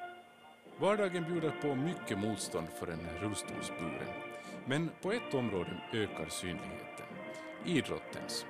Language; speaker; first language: Swedish; native; Swedish